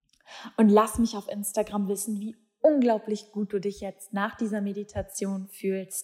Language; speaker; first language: German; native; German